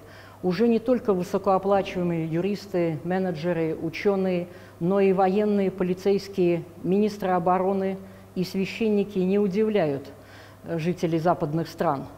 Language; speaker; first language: Russian; native; Russian